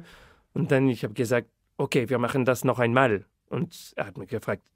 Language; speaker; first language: German; non-native, fluent; French